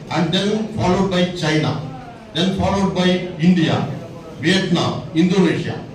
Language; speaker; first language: English; non-native, local second language; Tamil